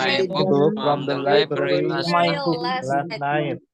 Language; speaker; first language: English; non-native, learner; Indonesian